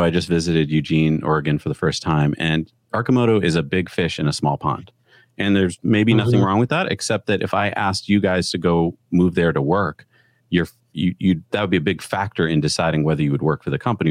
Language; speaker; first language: English; native; English